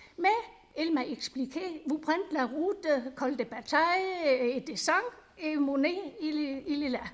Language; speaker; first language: French; non-native, learner; Danish